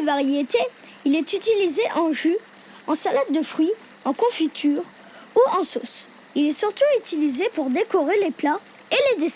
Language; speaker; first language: French; native; French